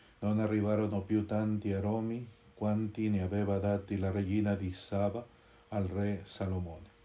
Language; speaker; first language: Italian; non-native, fluent; Spanish